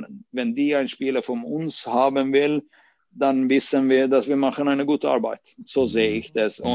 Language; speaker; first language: German; non-native, fluent; Swedish